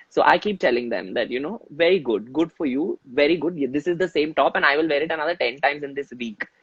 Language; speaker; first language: English; non-native, local second language; Hindi